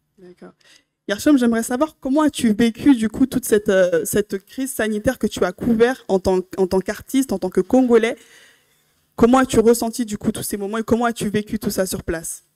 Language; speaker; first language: French; native; French